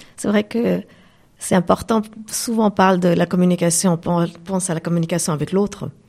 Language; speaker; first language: French; non-native, fluent; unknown